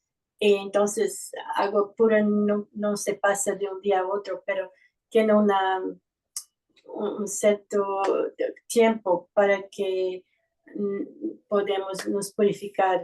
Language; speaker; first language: Spanish; non-native, fluent; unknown